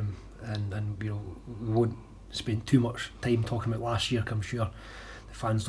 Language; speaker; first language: English; native; English